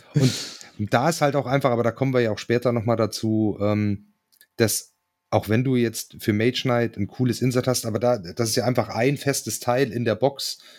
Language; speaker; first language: German; native; German